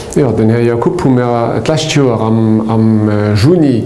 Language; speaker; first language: German; non-native, local second language; Luxembourgish